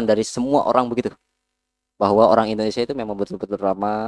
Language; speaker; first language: Indonesian; native; Indonesian